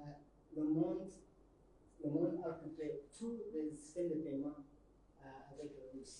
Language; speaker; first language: French; non-native, learner; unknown